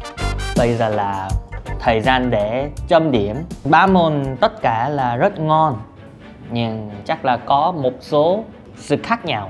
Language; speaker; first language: Vietnamese; non-native, fluent; Korean